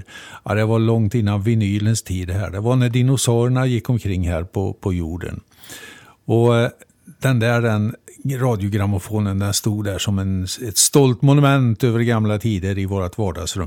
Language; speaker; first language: Swedish; native; Swedish